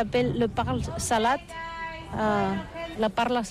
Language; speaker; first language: French; non-native, learner; Catalan